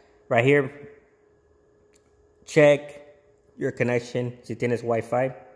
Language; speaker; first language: English; early bilingual, other home language; Spanish